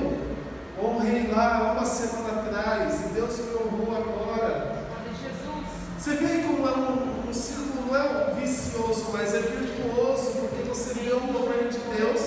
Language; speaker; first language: Portuguese; native; Portuguese